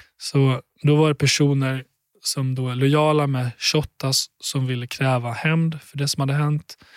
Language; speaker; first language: Swedish; early bilingual, other home language; Albanian